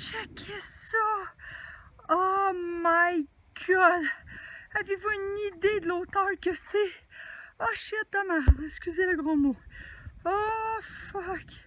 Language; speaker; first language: French; native; French